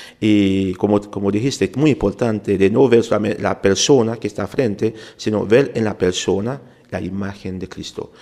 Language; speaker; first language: Spanish; non-native, fluent; Haitian Creole